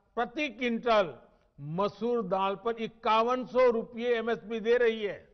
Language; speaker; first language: Hindi; non-native, local second language; Gujarati